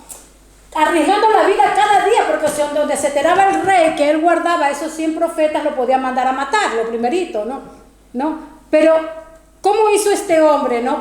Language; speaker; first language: Spanish; native; Spanish